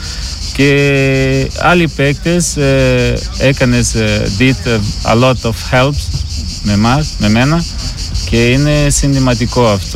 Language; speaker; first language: Greek; non-native, learner; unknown